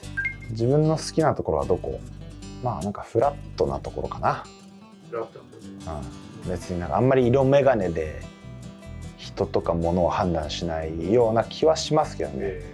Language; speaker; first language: Japanese; native; Japanese